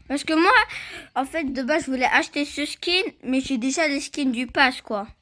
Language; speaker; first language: French; native; French